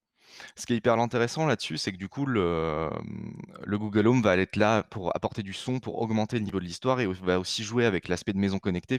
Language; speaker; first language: French; native; French